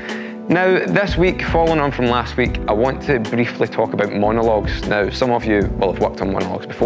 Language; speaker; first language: English; native; English